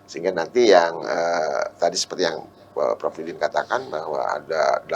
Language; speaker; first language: Indonesian; native; Indonesian